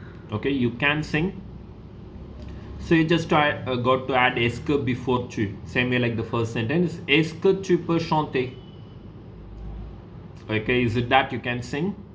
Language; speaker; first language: English; non-native, local second language; Tamil